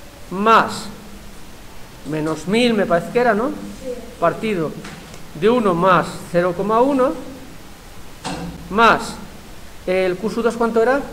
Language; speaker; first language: Spanish; native; Spanish